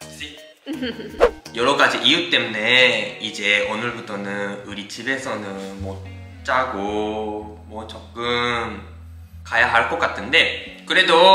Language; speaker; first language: Korean; non-native, fluent; Japanese